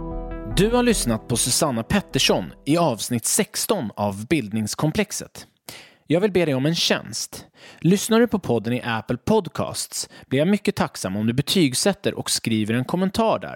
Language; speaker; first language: Swedish; native; Swedish